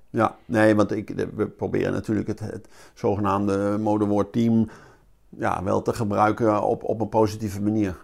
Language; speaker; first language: Dutch; native; Dutch